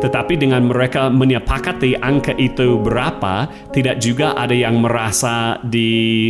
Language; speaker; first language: Malay; non-native, fluent; English